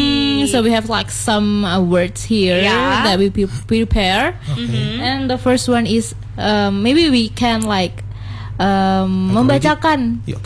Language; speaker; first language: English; non-native, learner; Indonesian